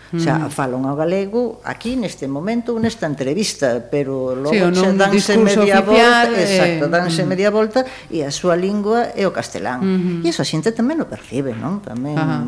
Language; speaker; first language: Galician; early bilingual, heritage; Galician